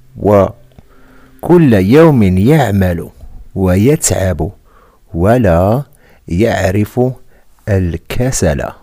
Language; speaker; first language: Arabic; non-native, fluent; Indonesian